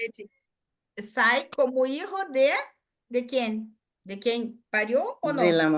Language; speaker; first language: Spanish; non-native, learner; Portuguese